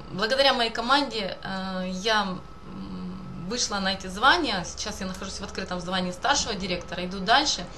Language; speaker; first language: Russian; native; Russian